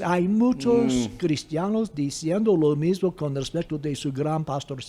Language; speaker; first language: Spanish; non-native, fluent; English